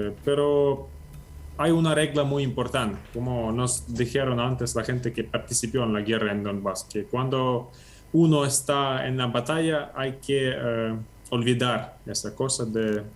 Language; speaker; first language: Spanish; non-native, fluent; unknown